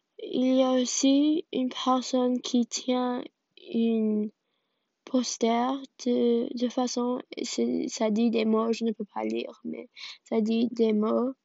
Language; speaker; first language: French; non-native, learner; English